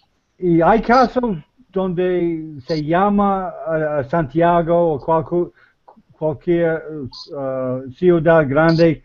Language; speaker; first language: Spanish; non-native, learner; English